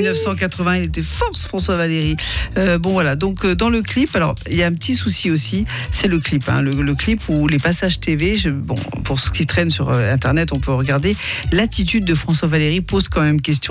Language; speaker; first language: French; native; French